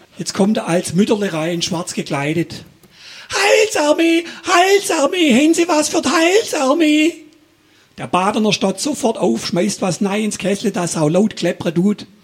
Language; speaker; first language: German; native; German